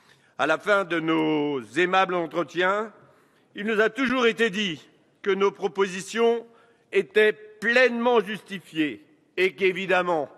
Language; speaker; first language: French; native; French